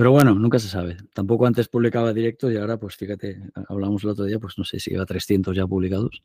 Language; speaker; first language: Spanish; native; Spanish